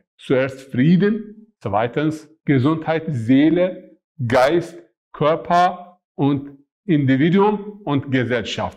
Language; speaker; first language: German; non-native, fluent; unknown